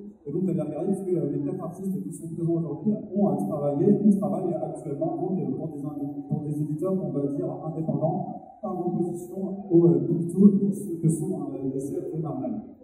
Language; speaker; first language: French; native; French